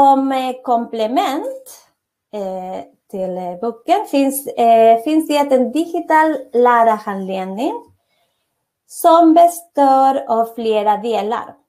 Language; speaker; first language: Swedish; non-native, fluent; Spanish